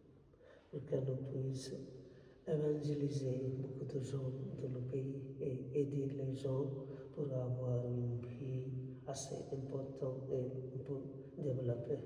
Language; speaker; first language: French; non-native, fluent; Bangla